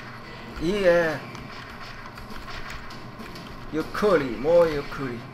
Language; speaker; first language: Japanese; non-native, learner; English